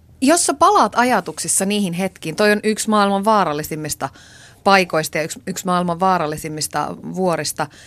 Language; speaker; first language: Finnish; native; Finnish